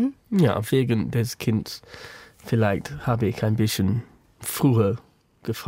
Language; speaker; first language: German; non-native, learner; English